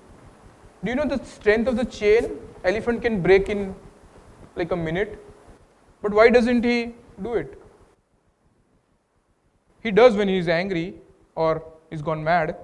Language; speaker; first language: English; non-native, local second language; Gujarati